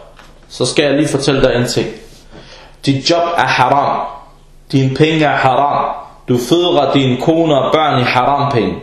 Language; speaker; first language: Danish; early bilingual, other home language; Arabic